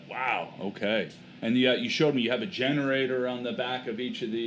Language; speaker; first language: English; native; English